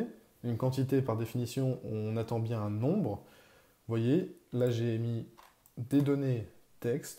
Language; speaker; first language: French; native; French